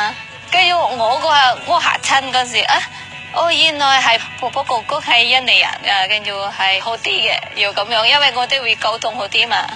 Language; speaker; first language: Cantonese; non-native, fluent; Indonesian